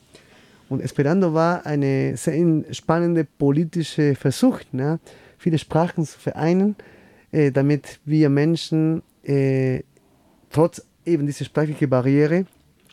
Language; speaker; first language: German; non-native, fluent; Spanish